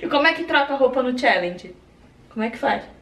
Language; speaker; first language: Portuguese; native; Portuguese